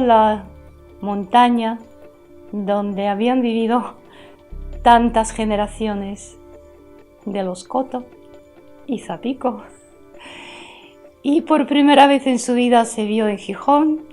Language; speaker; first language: Spanish; early bilingual, heritage; Spanish